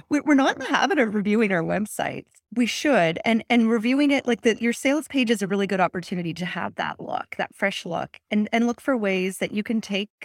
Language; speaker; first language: English; native; English